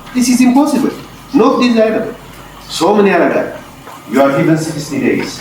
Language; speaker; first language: English; non-native, local second language; Amharic